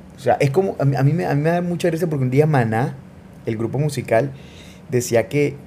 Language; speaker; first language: Spanish; native; Spanish